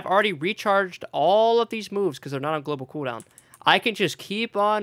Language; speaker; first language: English; native; English